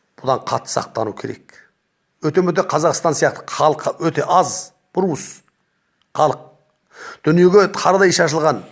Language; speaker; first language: Kazakh; native; Kazakh